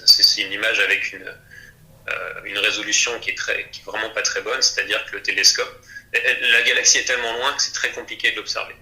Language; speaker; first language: French; native; French